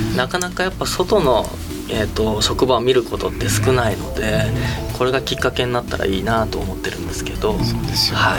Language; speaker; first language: Japanese; native; Japanese